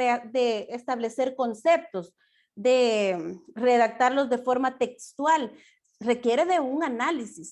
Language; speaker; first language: Spanish; native; Spanish